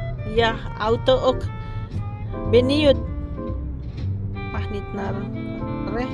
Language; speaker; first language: Dutch; non-native, learner; Indonesian